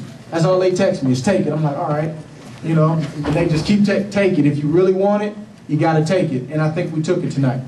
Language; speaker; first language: English; native; English